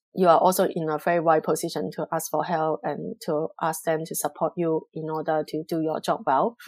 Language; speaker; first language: English; non-native, local second language; Cantonese